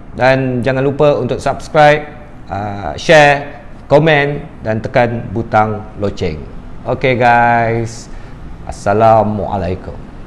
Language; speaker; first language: Malay; native; Malay